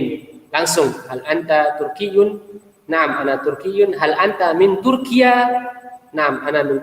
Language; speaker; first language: Arabic; non-native, fluent; Indonesian